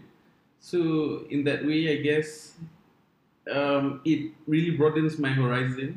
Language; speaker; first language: English; non-native, local second language; Malay